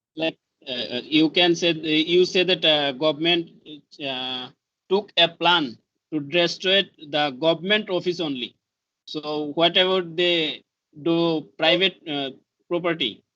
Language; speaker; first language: English; non-native, learner; Bangla